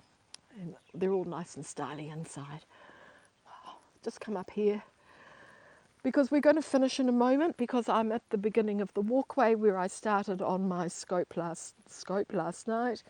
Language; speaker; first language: English; native; English